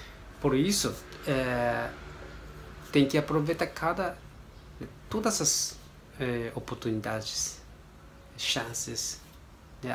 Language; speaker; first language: Portuguese; non-native, learner; Japanese